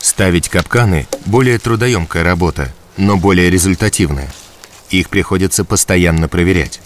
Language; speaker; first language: Russian; native; Russian